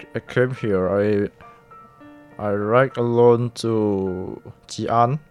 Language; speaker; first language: English; non-native, local second language; Min Nan Chinese